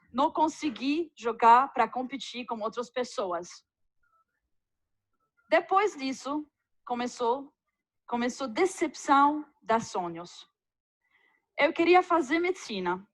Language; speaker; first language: Portuguese; non-native, fluent; Arabic